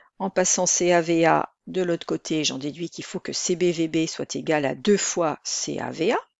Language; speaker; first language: French; native; French